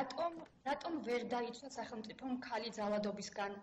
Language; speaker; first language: Georgian; native; Georgian